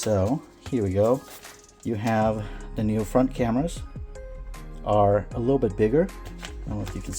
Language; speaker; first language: English; native; English